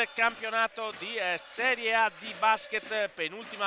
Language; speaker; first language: Italian; native; Italian